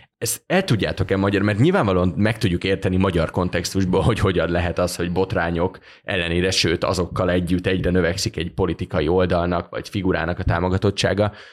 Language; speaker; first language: Hungarian; native; Hungarian